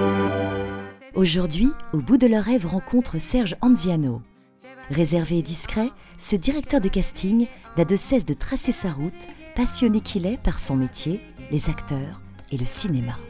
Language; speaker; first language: French; native; French